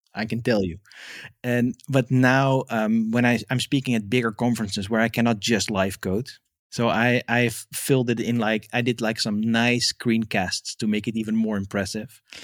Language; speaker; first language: English; non-native, fluent; Dutch